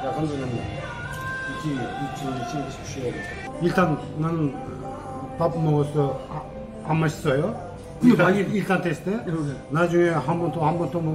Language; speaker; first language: Korean; non-native, learner; Turkish